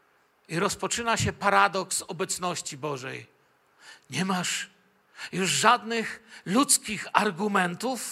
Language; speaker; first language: Polish; native; Polish